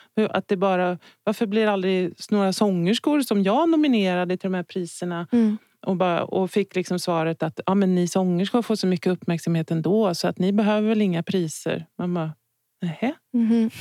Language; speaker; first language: Swedish; native; Swedish